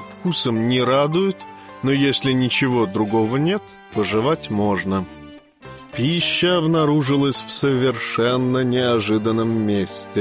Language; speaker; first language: Russian; native; Russian